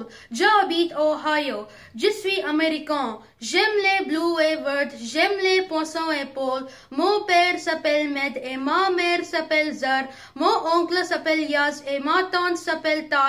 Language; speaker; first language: French; non-native, learner; English